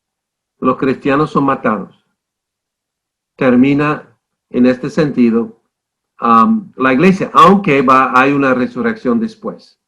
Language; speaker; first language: Spanish; non-native, fluent; English